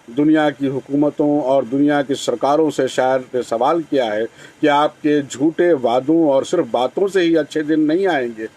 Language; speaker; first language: Urdu; native; Urdu